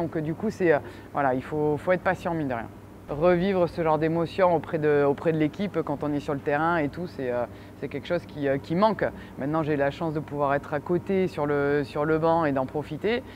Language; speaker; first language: French; native; French